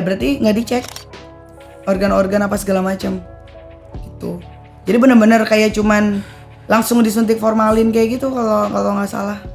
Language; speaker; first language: Indonesian; native; Indonesian